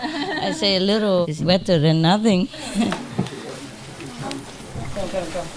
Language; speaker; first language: English; non-native, fluent; Vietnamese